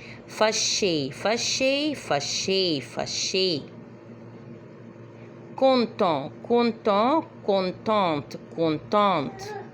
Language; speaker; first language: French; non-native, fluent; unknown